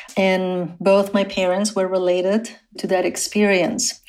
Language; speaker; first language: English; non-native, fluent; Spanish